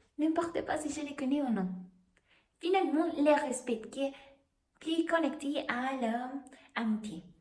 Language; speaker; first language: French; non-native, learner; Spanish